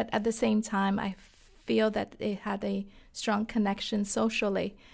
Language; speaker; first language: English; non-native, fluent; Chinese